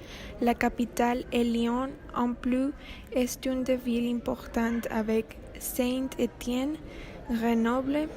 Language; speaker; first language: French; non-native, learner; Spanish